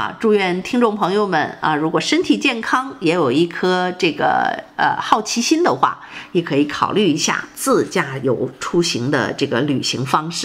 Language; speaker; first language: Chinese; native; Chinese